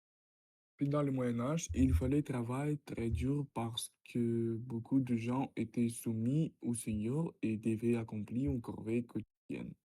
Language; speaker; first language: French; non-native, learner; Russian